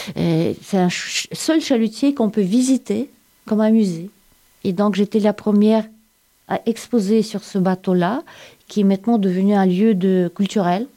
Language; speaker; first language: French; non-native, fluent; Russian